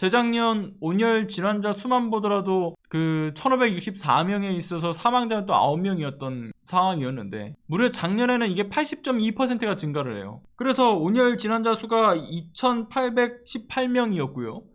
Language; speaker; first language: Korean; native; Korean